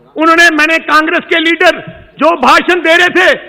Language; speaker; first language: Hindi; non-native, local second language; Punjabi